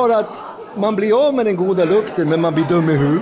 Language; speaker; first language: Swedish; non-native, fluent; English